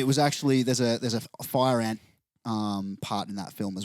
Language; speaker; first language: English; native; English